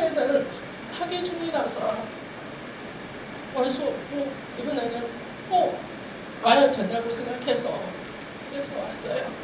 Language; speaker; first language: Korean; non-native, fluent; Chinese